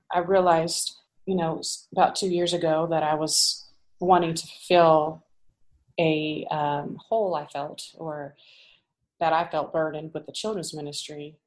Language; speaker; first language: English; native; English